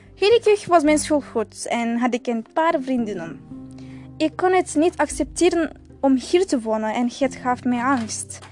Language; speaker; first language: Dutch; non-native, learner; Turkish